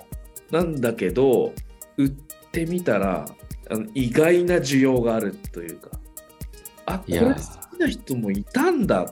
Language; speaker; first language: Japanese; native; Japanese